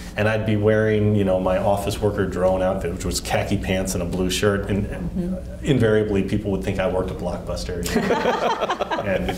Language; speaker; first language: English; native; English